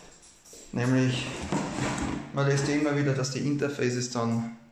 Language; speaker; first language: German; native; German